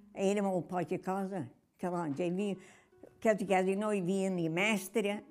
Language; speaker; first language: Catalan; native; Catalan